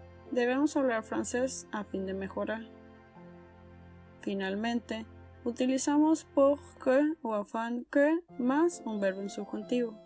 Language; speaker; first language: Spanish; native; Spanish